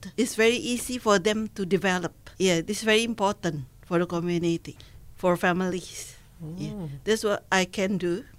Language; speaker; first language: English; non-native, learner; Indonesian